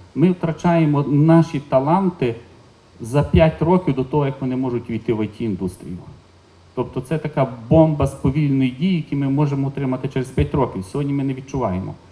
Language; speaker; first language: Ukrainian; native; Ukrainian